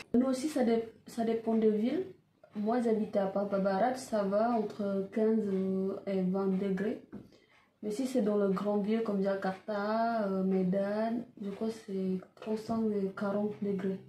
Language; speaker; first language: French; non-native, learner; Indonesian